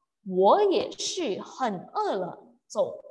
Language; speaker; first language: Chinese; non-native, fluent; Indonesian